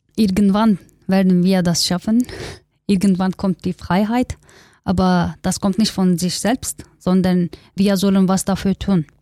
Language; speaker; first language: German; non-native, learner; Kurdish